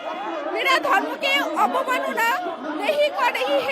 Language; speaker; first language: Hindi; non-native, learner; Bangla